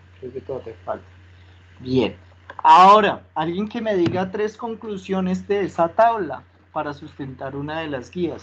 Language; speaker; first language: Spanish; native; Spanish